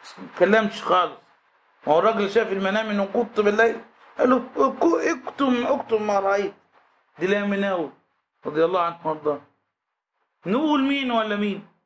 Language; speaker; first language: Arabic; native; Arabic